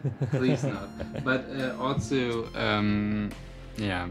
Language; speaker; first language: English; non-native, fluent; German